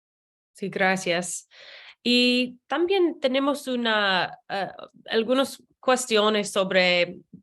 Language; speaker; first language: Spanish; non-native, fluent; English